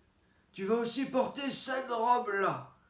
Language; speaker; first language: French; native; French